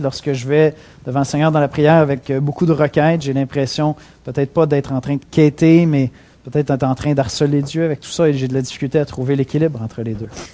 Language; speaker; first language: French; native; French